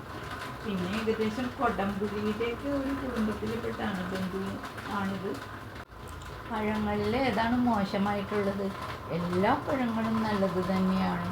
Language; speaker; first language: Malayalam; native; Malayalam